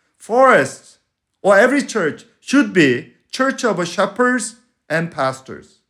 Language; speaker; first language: English; non-native, fluent; Spanish